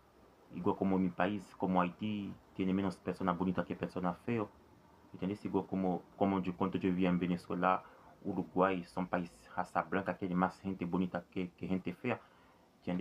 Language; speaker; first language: Spanish; non-native, learner; Haitian Creole